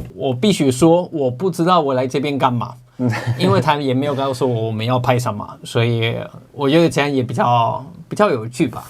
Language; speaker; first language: Chinese; non-native, fluent; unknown